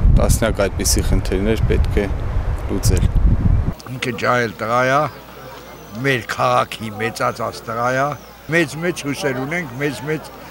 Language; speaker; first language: Armenian; native; Armenian